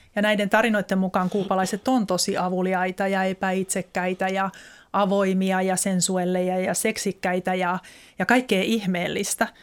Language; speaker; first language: Finnish; native; Finnish